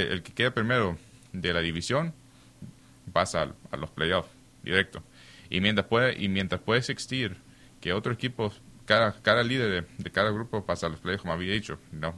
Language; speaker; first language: Spanish; early bilingual, heritage; Spanish